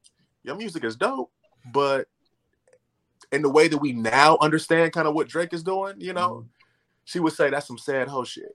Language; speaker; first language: English; native; English